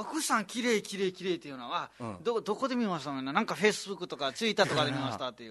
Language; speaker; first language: Japanese; non-native, fluent; Nepali